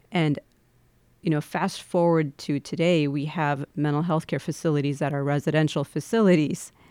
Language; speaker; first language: English; native; English